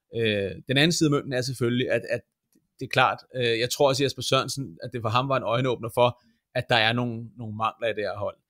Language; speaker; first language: Danish; native; Danish